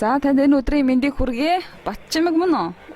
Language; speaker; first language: Mongolian; native; Mongolian